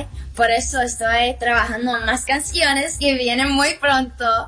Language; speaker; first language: Spanish; early bilingual, heritage; Spanish